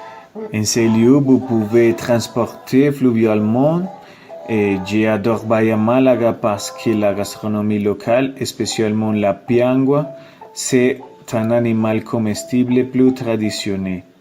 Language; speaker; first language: French; non-native, learner; Spanish